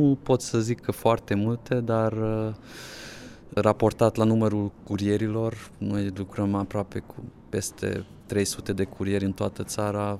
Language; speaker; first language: Romanian; non-native, local second language; Hungarian